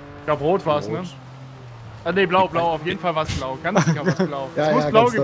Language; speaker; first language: German; native; German